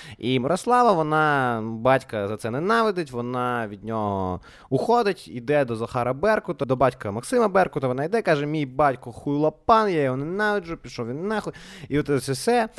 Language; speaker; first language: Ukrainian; non-native, local second language; Russian